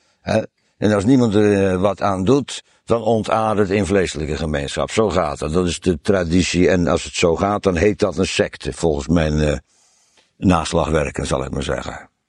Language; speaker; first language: Dutch; native; Dutch